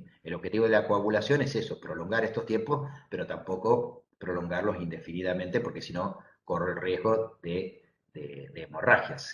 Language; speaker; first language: Spanish; native; Spanish